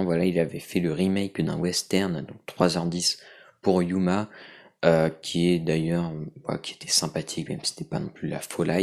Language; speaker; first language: French; native; French